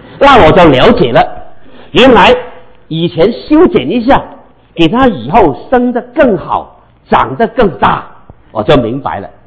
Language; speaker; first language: Chinese; non-native, local second language; Cantonese